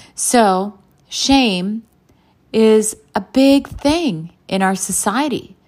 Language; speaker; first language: English; native; English